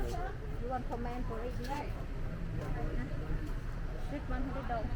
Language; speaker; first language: English; non-native, learner; Vietnamese